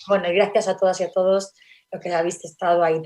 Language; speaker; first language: Spanish; native; Spanish